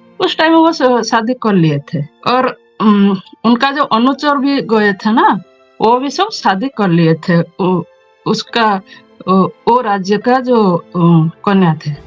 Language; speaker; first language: Hindi; non-native, local second language; Odia